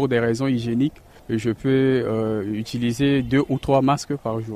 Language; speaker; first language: French; non-native, local second language; Sango